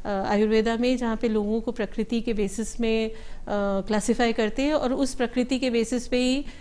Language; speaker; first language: Hindi; native; Hindi